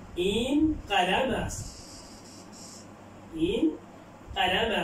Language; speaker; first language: Persian; non-native, fluent; Urdu